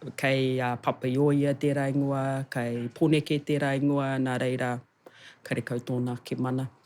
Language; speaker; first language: Māori; non-native, local second language; English